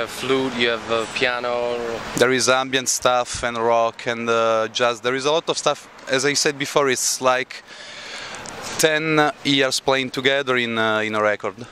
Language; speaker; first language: English; non-native, learner; Italian